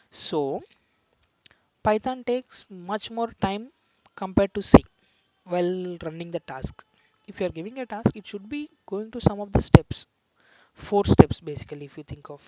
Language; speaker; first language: English; non-native, local second language; Telugu